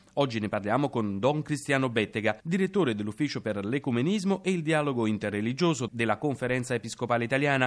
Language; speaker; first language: Italian; native; Italian